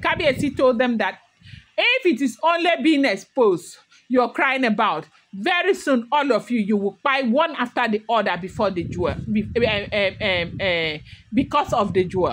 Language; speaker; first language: English; non-native, local second language; Yoruba